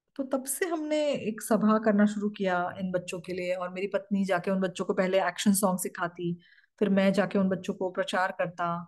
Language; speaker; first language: Hindi; non-native, fluent; Korean